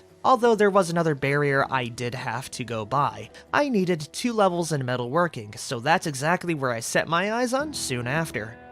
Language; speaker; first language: English; native; English